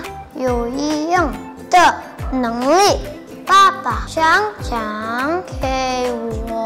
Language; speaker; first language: Chinese; non-native, learner; Indonesian